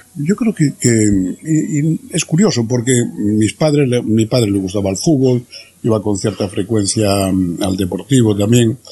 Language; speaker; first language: Spanish; native; Spanish